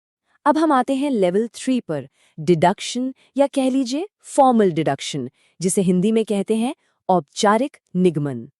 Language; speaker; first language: Hindi; native; Hindi